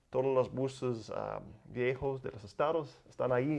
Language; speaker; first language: Spanish; non-native, learner; English